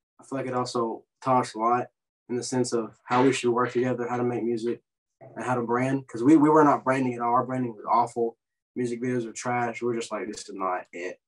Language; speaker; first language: English; native; English